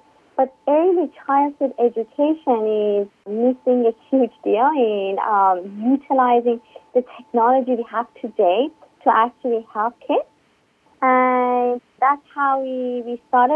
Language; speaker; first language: English; non-native, fluent; Persian